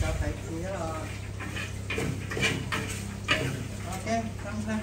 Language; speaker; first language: Chinese; non-native, local second language; Min Nan Chinese